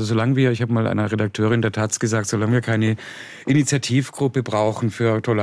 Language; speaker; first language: German; native; German